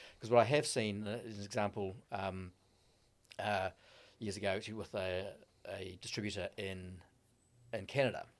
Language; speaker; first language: English; native; English